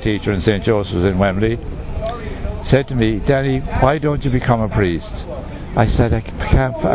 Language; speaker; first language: English; native; English